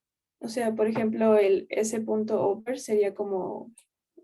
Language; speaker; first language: Spanish; native; Spanish